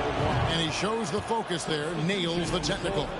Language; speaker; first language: English; native; English